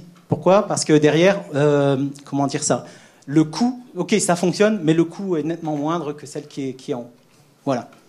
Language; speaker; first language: French; native; French